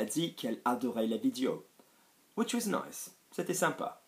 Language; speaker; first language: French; non-native, fluent; English